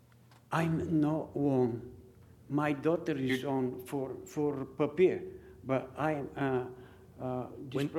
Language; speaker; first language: English; non-native, learner; Bulgarian